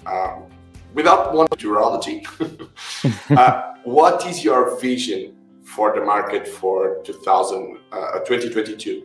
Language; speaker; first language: English; non-native, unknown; Portuguese